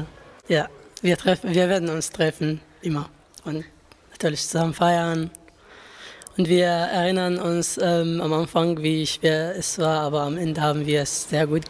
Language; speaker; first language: German; non-native, learner; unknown